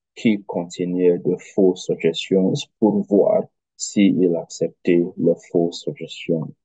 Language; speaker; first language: French; non-native, learner; English